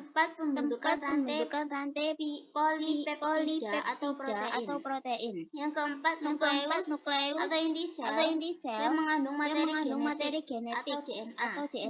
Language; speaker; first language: Indonesian; native; Indonesian